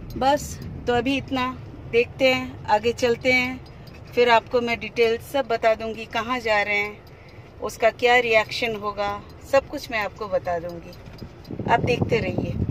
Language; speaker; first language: Hindi; non-native, local second language; Bangla